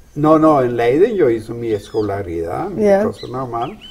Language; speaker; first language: Spanish; non-native, fluent; Dutch